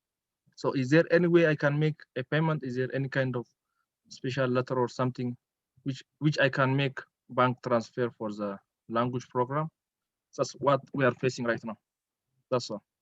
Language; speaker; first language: English; non-native, local second language; Amharic